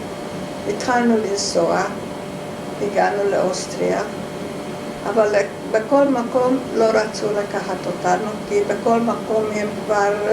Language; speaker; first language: Hebrew; non-native, fluent; Hungarian